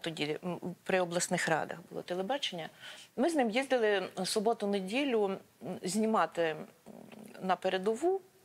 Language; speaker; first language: Ukrainian; non-native, local second language; Russian